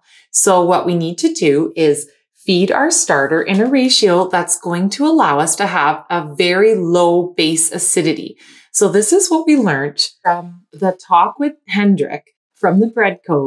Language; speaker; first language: English; native; English